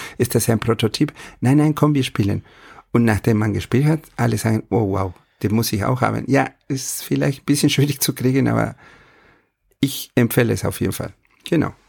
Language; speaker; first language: German; non-native, fluent; Spanish